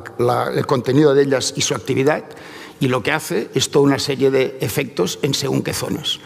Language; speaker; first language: Spanish; native; Spanish